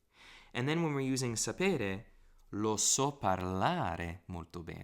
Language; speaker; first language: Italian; non-native, fluent; English